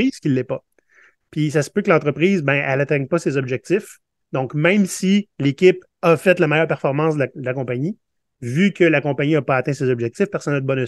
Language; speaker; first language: French; native; French